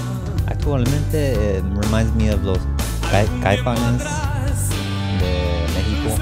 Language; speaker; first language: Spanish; non-native, learner; English